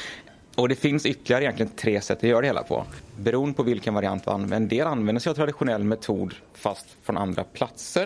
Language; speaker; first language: Swedish; native; Swedish